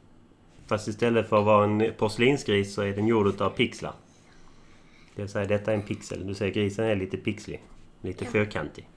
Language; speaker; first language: Swedish; native; Swedish